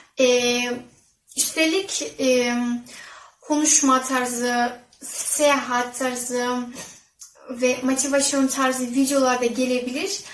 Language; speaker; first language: Turkish; non-native, fluent; Kazakh